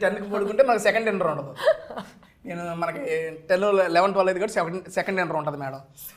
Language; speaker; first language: Telugu; native; Telugu